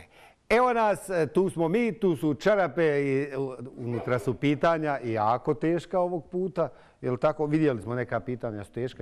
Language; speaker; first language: Bosnian; native; Bosnian